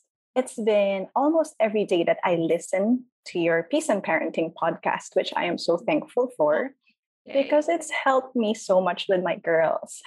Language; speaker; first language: English; non-native, local second language; Filipino